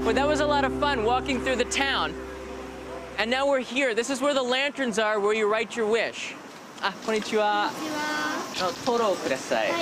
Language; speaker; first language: English; native; English